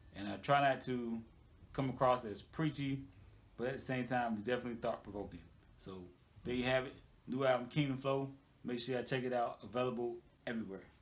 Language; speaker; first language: English; native; English